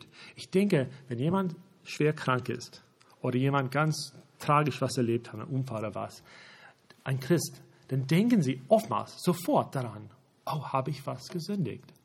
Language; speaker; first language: German; non-native, fluent; English